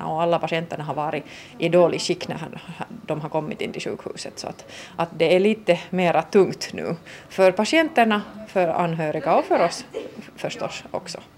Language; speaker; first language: Swedish; non-native, local second language; Finnish